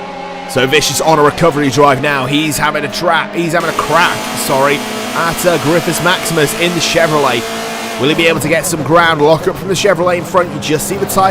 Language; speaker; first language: English; native; English